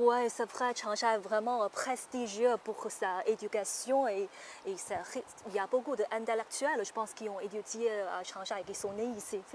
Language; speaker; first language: French; non-native, fluent; Chinese